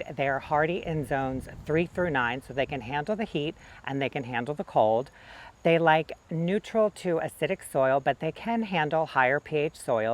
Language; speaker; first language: English; native; English